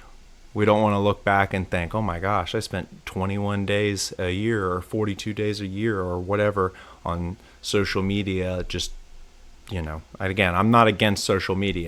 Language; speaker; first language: English; native; English